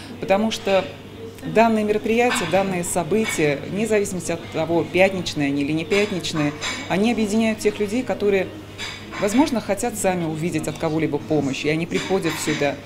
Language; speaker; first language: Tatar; native; Tatar